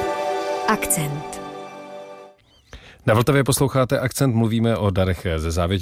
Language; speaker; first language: Czech; native; Czech